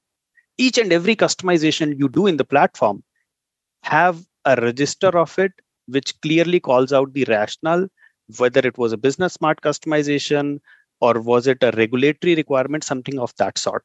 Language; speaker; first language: English; non-native, local second language; Hindi